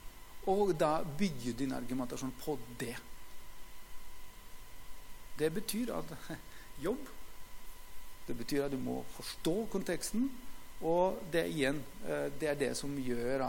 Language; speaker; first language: Norwegian; non-native, fluent; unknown